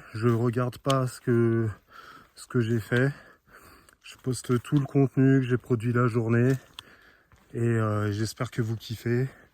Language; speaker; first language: French; native; French